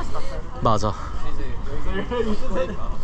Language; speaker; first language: Korean; native; Korean